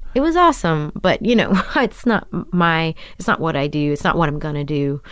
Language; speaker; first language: English; native; English